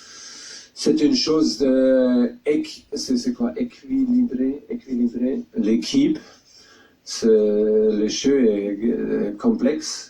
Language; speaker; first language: French; non-native, fluent; German